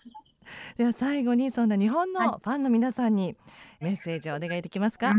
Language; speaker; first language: Japanese; native; Japanese